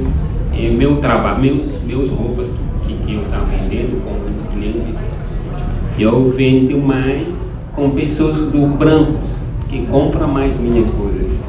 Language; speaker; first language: Portuguese; non-native, learner; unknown